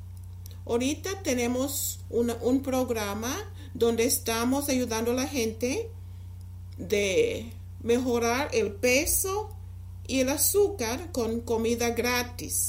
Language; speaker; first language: Spanish; non-native, fluent; English